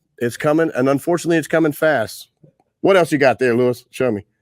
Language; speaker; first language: English; native; English